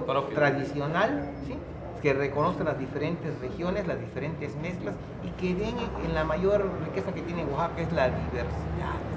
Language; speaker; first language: Spanish; native; Spanish